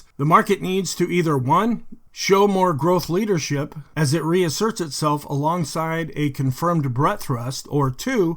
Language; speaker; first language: English; native; English